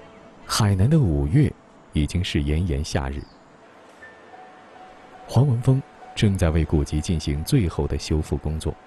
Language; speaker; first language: Chinese; native; Chinese